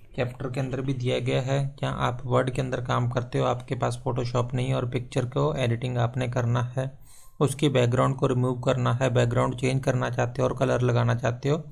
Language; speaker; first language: Hindi; non-native, local second language; Punjabi